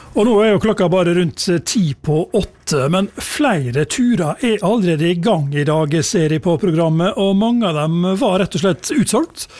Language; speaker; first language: Norwegian; native; Norwegian